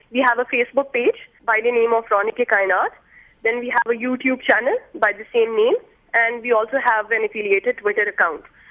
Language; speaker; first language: English; non-native, local second language; Urdu